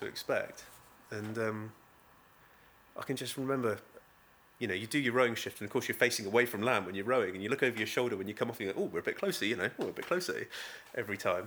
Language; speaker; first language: English; native; English